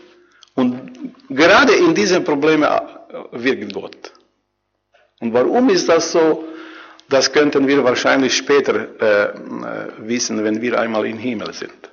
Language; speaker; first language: German; non-native, learner; Croatian